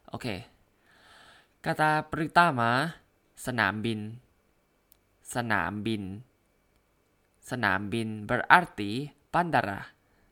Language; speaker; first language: Indonesian; non-native, learner; Thai